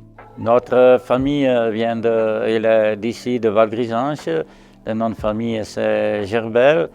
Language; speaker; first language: French; non-native, local second language; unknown